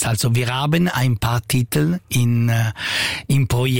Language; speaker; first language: German; non-native, local second language; Italian